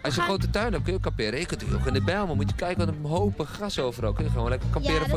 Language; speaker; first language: Dutch; native; Dutch